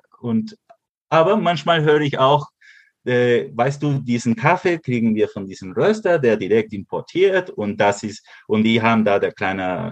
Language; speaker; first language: German; early bilingual, heritage; Spanish